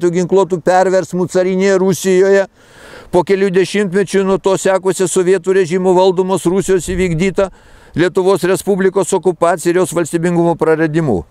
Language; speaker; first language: Lithuanian; native; Lithuanian